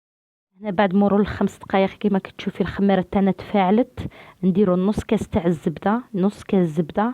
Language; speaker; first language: Arabic; native; Arabic